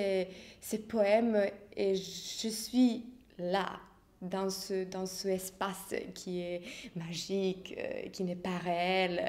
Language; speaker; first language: French; non-native, fluent; Bosnian